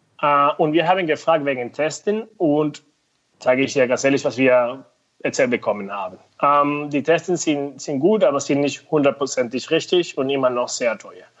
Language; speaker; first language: German; non-native, fluent; Spanish